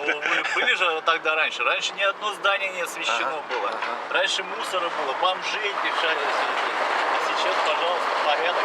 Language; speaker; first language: Russian; native; Russian